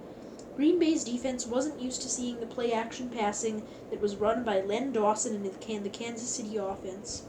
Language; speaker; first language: English; native; English